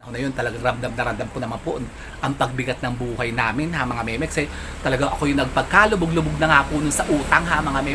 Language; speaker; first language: Filipino; native; Filipino